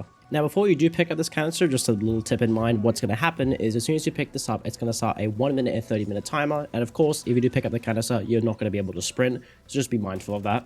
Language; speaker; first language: English; native; English